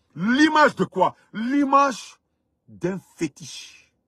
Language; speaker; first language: French; non-native, local second language; Fula